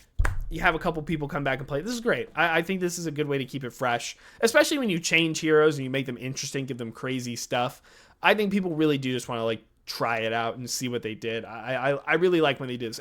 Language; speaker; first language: English; native; English